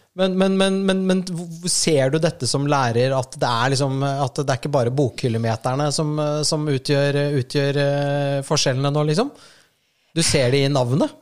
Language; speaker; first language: Norwegian; native; Norwegian